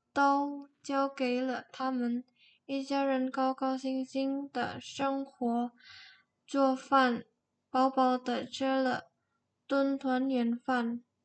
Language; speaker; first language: Chinese; non-native, learner; Indonesian